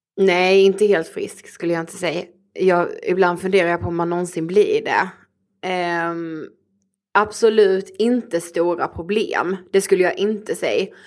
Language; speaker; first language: Swedish; native; Swedish